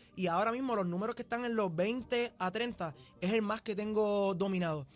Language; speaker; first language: Spanish; native; Spanish